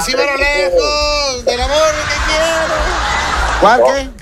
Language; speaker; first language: Spanish; native; Spanish